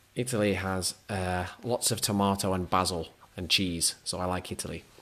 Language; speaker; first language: English; native; English